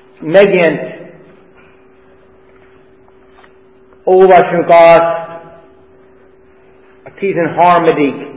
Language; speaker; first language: Hungarian; non-native, fluent; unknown